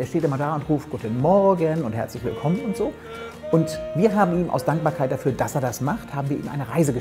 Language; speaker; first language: German; native; German